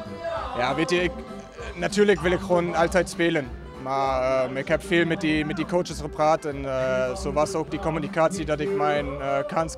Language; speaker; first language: Dutch; non-native, fluent; German